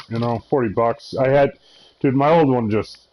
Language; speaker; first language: English; native; English